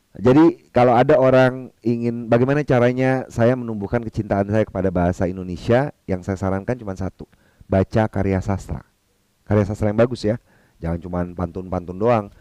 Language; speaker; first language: Indonesian; non-native, local second language; Minangkabau